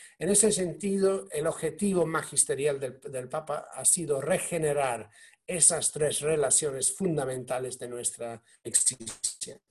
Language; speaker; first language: Spanish; non-native, fluent; English